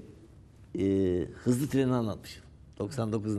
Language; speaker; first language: Turkish; native; Turkish